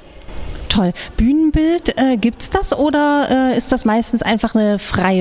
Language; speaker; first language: German; native; German